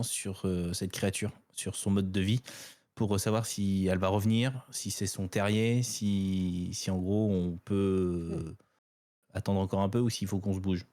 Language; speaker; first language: French; native; French